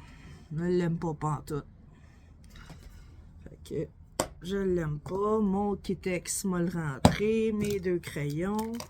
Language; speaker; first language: French; native; French